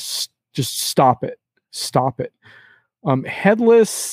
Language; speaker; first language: English; native; English